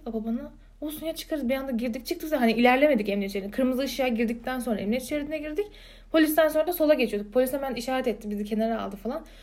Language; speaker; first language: Turkish; native; Turkish